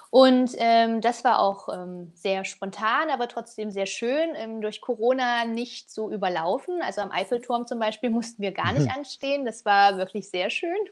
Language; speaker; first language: German; native; German